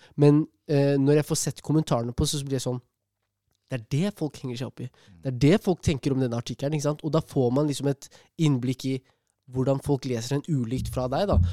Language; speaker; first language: Norwegian; early bilingual, other home language; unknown